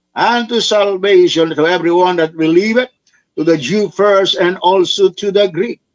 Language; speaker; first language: English; non-native, local second language; Filipino